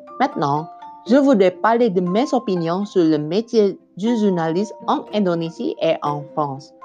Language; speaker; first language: French; non-native, learner; Indonesian